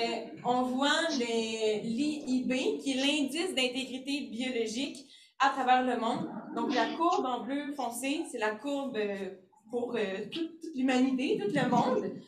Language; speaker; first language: French; native; French